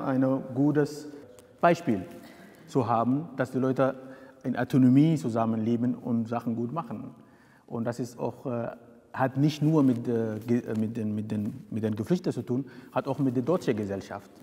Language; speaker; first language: German; non-native, fluent; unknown